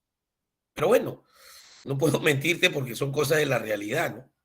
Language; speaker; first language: Spanish; native; Spanish